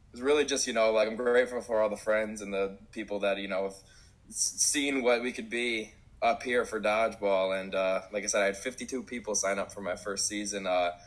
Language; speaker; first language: English; native; English